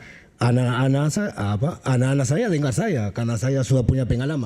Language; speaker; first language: Indonesian; non-native, fluent; Spanish